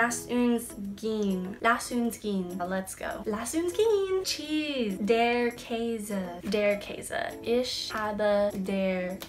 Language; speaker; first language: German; non-native, learner; English